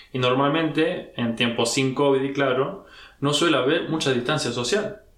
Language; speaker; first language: Spanish; early bilingual, heritage; Spanish